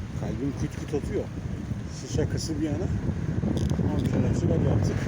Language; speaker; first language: Turkish; native; Turkish